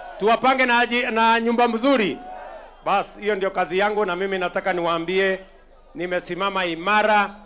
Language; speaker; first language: Swahili; non-native, local second language; Kalenjin